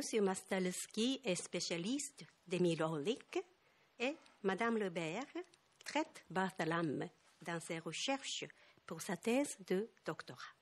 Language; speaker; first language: French; non-native, fluent; Japanese